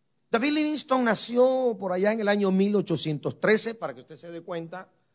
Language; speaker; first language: Spanish; native; Spanish